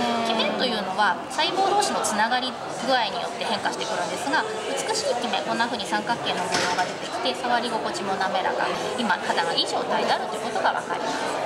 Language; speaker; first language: Japanese; native; Japanese